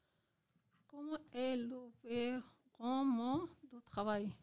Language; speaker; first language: French; non-native, learner; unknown